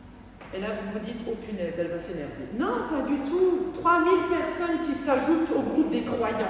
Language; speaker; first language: French; native; French